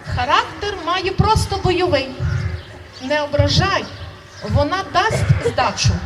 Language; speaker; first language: Ukrainian; native; Ukrainian